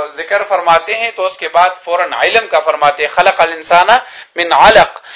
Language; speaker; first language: Urdu; non-native, local second language; Pashto